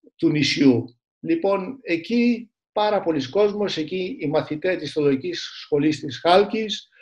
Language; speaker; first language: Greek; early bilingual, other home language; Turkish